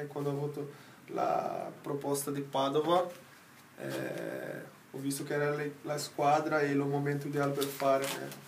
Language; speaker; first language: Italian; non-native, learner; Portuguese